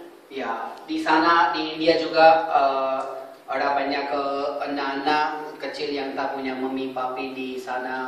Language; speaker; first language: Indonesian; non-native, fluent; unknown